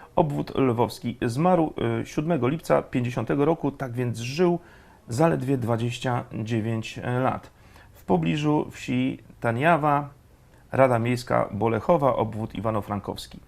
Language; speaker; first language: Polish; native; Polish